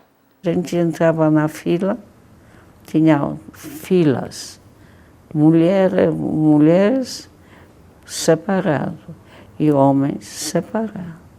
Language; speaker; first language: Portuguese; non-native, fluent; Polish